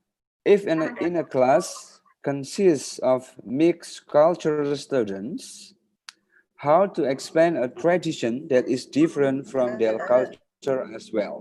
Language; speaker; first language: English; non-native, fluent; Indonesian